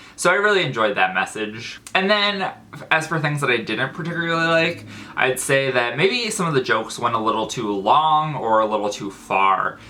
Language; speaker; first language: English; native; English